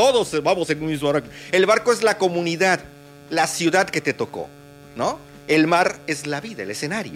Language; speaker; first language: Spanish; native; Spanish